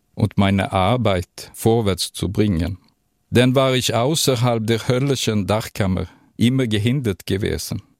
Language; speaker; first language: German; non-native, fluent; Swedish